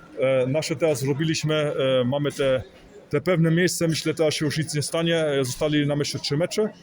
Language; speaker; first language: Polish; early bilingual, heritage; Polish